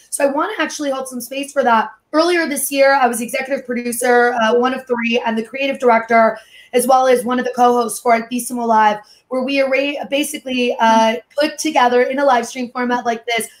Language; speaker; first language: English; early bilingual, other home language; Spanish